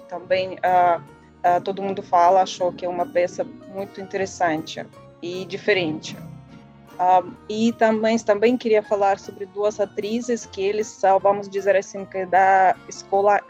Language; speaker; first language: Portuguese; non-native, learner; Russian